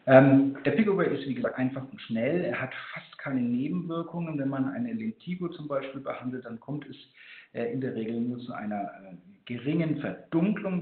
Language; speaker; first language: German; native; German